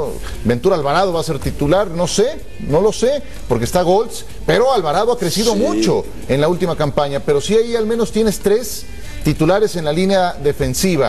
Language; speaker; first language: Spanish; native; Spanish